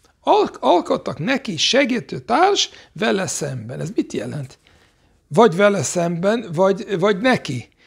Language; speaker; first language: Hungarian; non-native, fluent; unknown